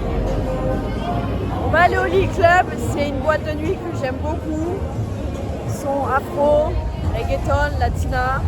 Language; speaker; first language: French; native; French